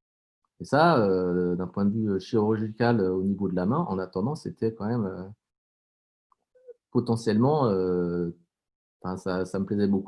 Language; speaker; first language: French; native; French